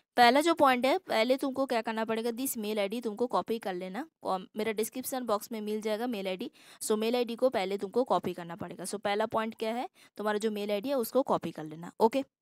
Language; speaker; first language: Hindi; non-native, local second language; Assamese